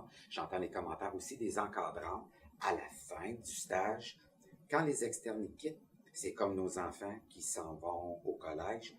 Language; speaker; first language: French; native; French